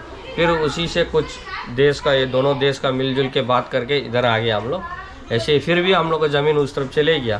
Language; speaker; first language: Hindi; non-native, local second language; Tamil